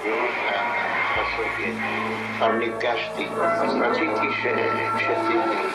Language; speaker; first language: Hebrew; non-native, fluent; Polish